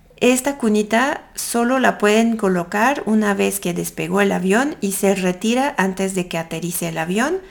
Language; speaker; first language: Spanish; non-native, fluent; French